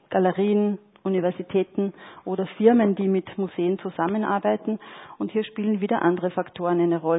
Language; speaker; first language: German; native; German